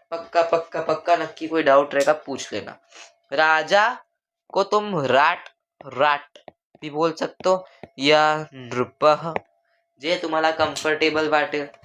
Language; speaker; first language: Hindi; non-native, local second language; Marathi